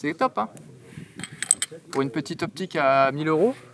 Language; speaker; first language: French; native; French